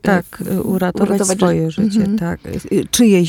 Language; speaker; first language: Polish; early bilingual, other home language; Greek